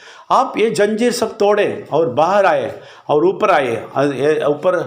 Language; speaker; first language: Hindi; non-native, local second language; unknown